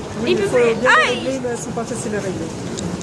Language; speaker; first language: French; native; French